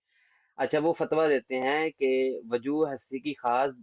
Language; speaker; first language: Hindi; non-native, local second language; Punjabi